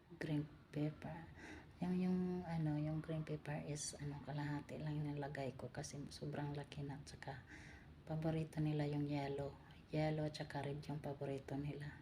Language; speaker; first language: Filipino; native; Filipino